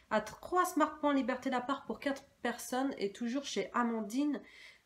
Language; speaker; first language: French; native; French